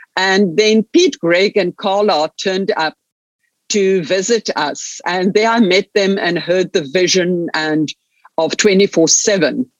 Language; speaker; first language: English; non-native, local second language; Afrikaans